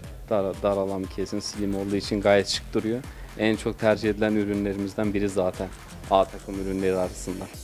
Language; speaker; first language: Turkish; native; Turkish